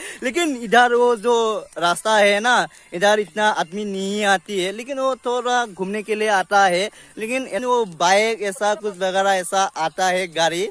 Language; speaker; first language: Hindi; non-native, local second language; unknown